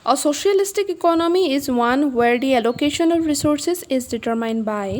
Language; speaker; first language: English; non-native, local second language; Assamese